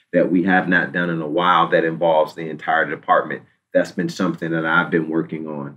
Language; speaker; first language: English; native; English